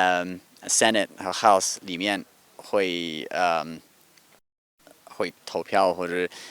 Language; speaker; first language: Chinese; non-native, fluent; English